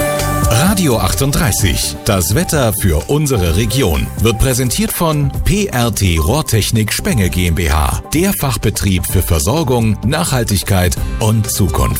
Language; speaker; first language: German; native; German